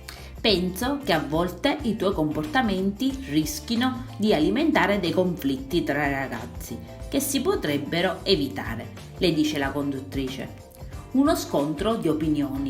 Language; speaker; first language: Italian; native; Italian